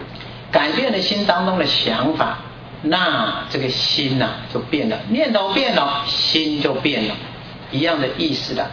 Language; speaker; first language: Chinese; native; Chinese